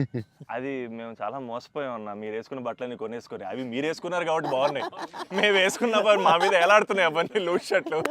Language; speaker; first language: Telugu; native; Telugu